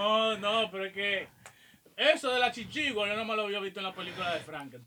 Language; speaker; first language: Spanish; native; Spanish